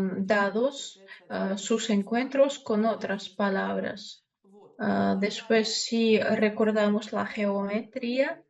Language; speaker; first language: Spanish; non-native, fluent; Russian